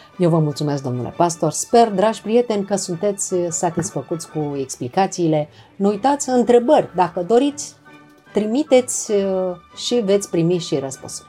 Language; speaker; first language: Romanian; native; Romanian